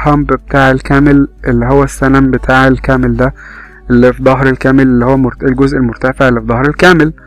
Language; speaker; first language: Arabic; native; Arabic